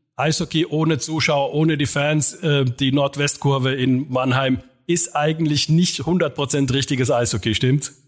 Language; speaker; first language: German; non-native, fluent; Finnish